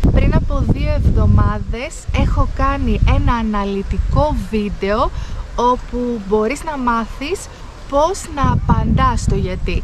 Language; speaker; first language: Greek; native; Greek